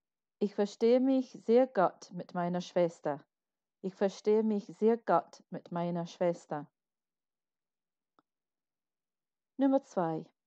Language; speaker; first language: German; non-native, fluent; English